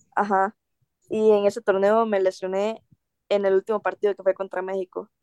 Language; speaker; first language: Spanish; native; Spanish